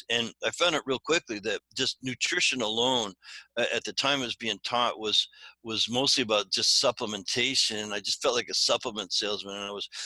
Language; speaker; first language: English; native; English